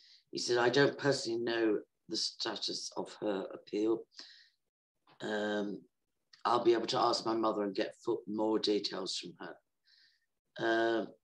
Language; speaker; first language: English; native; English